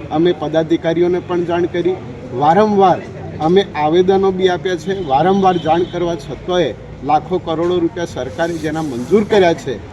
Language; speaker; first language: Gujarati; native; Gujarati